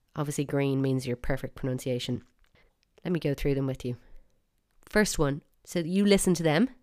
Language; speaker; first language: English; native; English